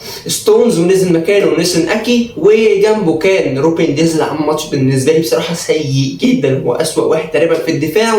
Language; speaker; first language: Arabic; native; Arabic